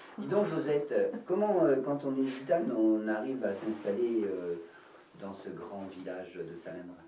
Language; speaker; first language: French; native; French